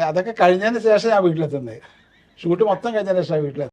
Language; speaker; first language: Malayalam; native; Malayalam